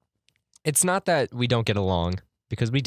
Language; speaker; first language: English; native; English